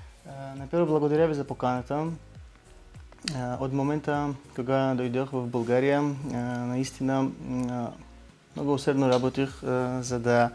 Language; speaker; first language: Bulgarian; non-native, learner; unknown